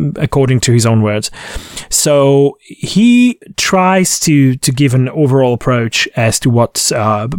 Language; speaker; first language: English; non-native, fluent; Hungarian